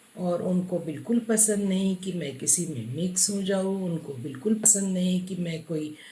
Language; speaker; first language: Hindi; non-native, local second language; Marathi